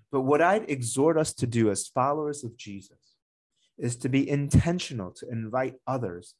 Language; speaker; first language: English; native; English